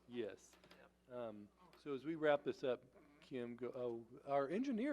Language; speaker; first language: English; native; English